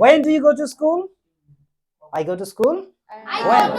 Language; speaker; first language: English; non-native, local second language; Bangla